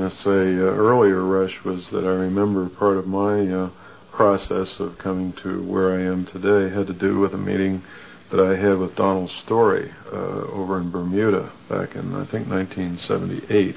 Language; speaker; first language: English; native; English